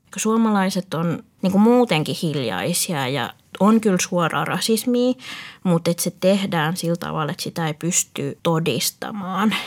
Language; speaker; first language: Finnish; early bilingual, other home language; Vietnamese